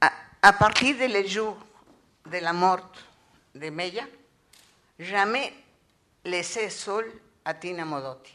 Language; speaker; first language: French; non-native, learner; Spanish